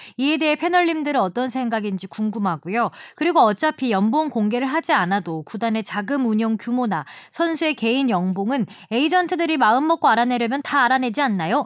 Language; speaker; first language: Korean; native; Korean